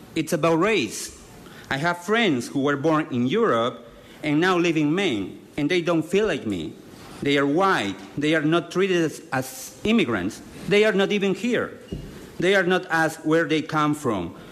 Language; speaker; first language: English; non-native, fluent; Spanish